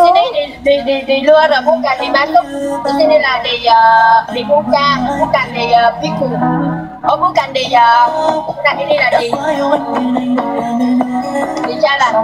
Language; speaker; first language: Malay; non-native, learner; Vietnamese